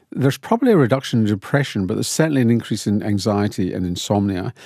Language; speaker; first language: English; native; English